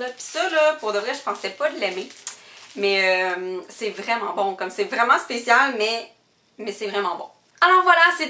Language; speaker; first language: French; native; French